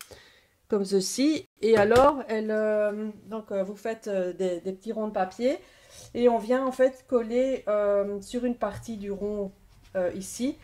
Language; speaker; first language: French; native; French